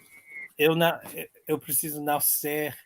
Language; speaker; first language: Portuguese; non-native, learner; English